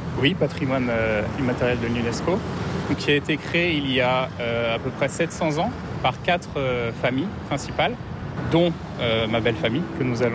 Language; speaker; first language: French; native; French